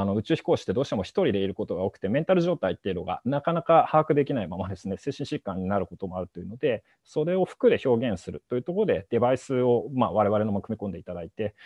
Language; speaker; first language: Japanese; native; Japanese